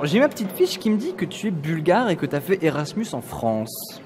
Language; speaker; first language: French; native; French